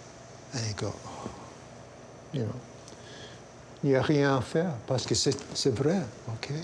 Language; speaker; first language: French; non-native, local second language; English